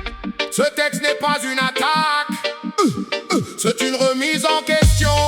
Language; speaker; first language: French; native; French